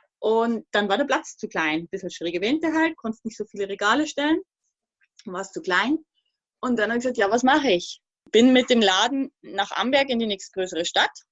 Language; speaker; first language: German; native; German